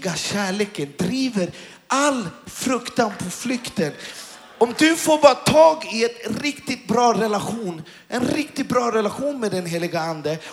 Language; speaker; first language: Swedish; native; Swedish